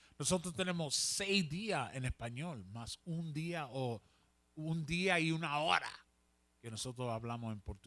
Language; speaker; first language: Spanish; early bilingual, heritage; Spanish